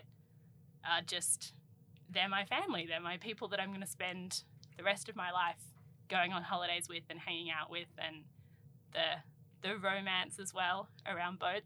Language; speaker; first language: English; native; English